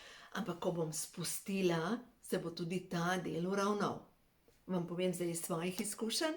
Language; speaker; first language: Slovenian; native; Slovenian